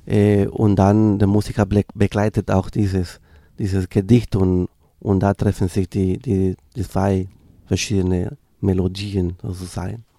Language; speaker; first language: German; non-native, fluent; Spanish